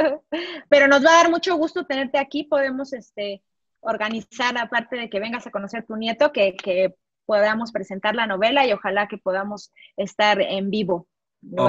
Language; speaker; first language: Spanish; native; Spanish